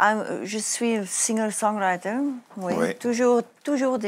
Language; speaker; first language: French; non-native, learner; Afrikaans